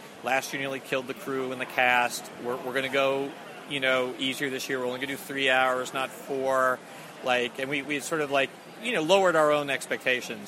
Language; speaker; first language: English; native; English